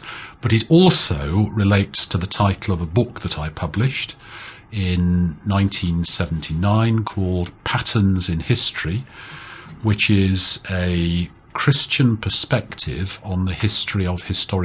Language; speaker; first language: English; native; English